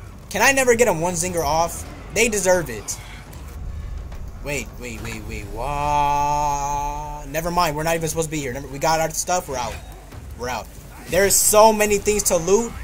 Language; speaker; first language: English; native; English